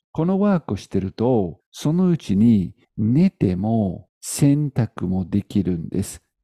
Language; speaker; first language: Japanese; non-native, fluent; English